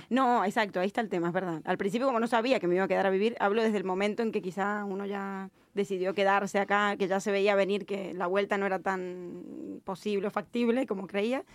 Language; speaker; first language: Spanish; native; Spanish